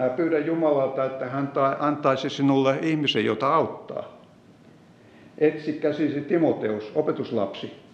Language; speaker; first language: Finnish; native; Finnish